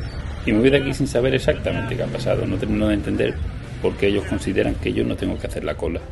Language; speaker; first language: Spanish; native; Spanish